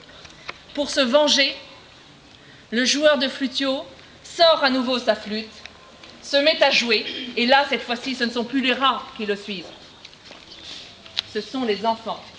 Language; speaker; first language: French; native; French